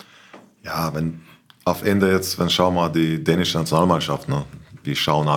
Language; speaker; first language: German; non-native, learner; Slovenian